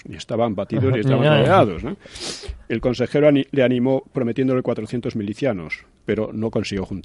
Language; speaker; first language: Spanish; native; Spanish